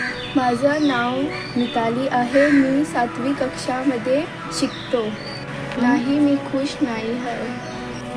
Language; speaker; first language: Marathi; non-native, local second language; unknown